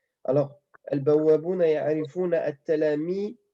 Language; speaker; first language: Arabic; non-native, fluent; French